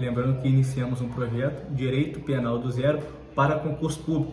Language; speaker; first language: Portuguese; native; Portuguese